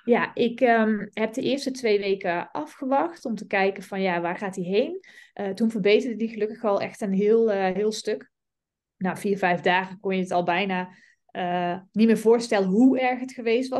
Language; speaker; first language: Dutch; native; Dutch